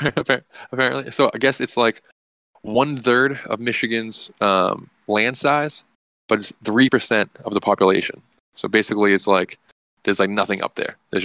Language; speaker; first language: English; native; English